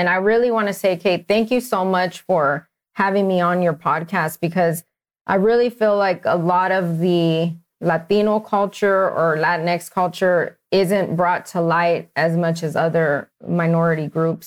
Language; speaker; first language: English; native; English